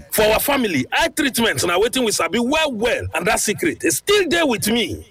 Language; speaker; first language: Nigerian Pidgin; native; Nigerian Pidgin